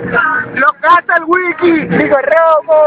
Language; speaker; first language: Spanish; native; Spanish